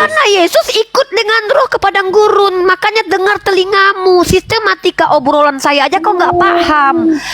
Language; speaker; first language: Indonesian; non-native, local second language; Minangkabau